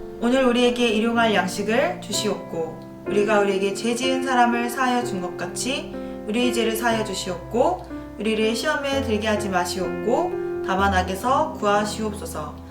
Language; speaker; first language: Korean; native; Korean